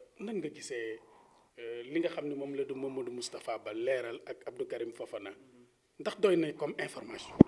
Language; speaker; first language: Wolof; native; Wolof